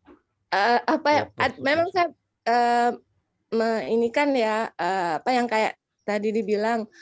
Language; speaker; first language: Indonesian; native; Indonesian